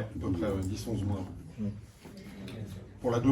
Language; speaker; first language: French; native; French